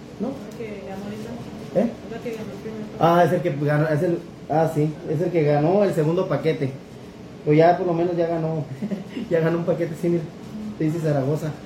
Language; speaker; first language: Spanish; native; Spanish